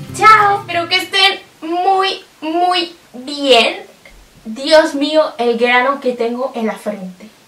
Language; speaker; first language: Spanish; native; Spanish